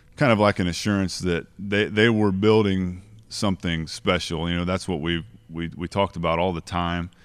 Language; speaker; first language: English; native; English